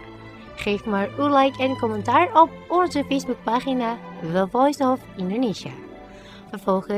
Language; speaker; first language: Dutch; non-native, fluent; Indonesian